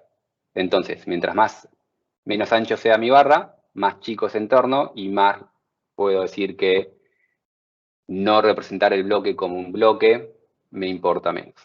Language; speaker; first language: Spanish; native; Spanish